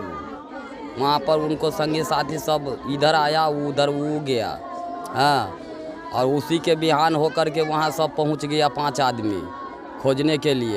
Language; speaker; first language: Hindi; non-native, local second language; Maithili